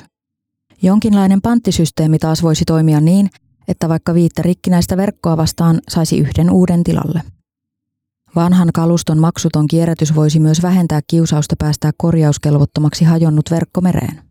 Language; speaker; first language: Finnish; native; Finnish